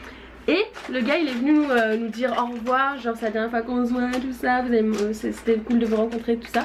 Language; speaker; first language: French; native; French